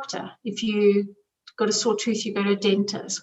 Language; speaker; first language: English; native; English